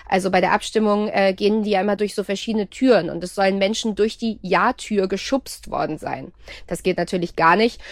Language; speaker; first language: German; native; German